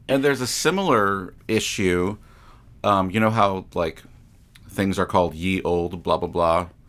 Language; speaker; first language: English; native; English